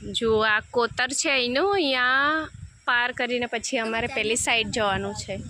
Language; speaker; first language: Gujarati; non-native, local second language; Gamit